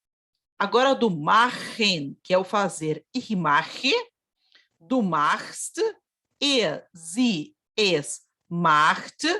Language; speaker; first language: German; non-native, fluent; Portuguese